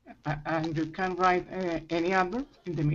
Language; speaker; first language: English; non-native, learner; Spanish